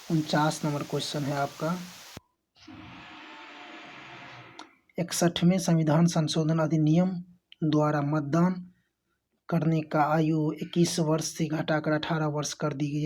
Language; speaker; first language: Hindi; native; Hindi